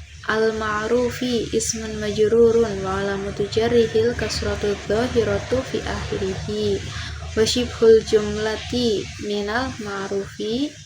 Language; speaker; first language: Arabic; non-native, learner; Indonesian